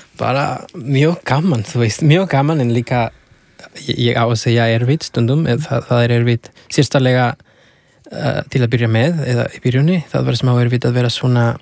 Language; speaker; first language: Icelandic; non-native, learner; Spanish